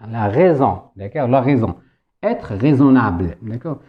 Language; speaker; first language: French; non-native, local second language; Arabic